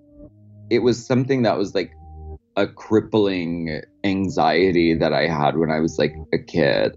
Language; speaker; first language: English; native; English